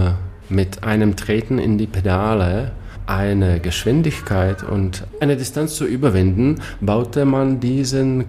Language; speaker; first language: German; non-native, fluent; Czech